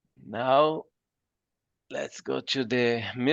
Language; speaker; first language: English; non-native, fluent; Portuguese